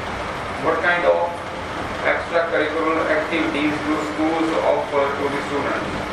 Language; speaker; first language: English; non-native, local second language; Punjabi